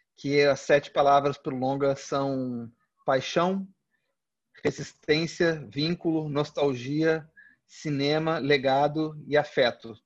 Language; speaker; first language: Portuguese; early bilingual, other home language; Spanish